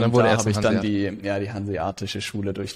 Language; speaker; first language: German; native; German